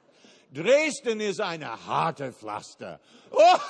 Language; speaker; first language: German; non-native, fluent; English